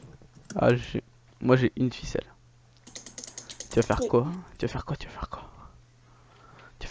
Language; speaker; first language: French; native; French